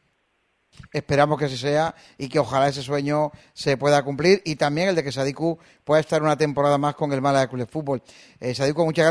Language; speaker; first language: Spanish; native; Spanish